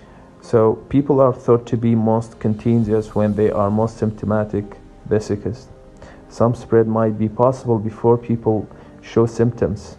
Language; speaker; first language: English; non-native, fluent; Arabic